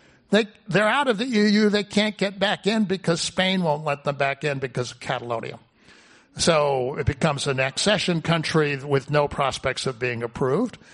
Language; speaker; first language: English; native; English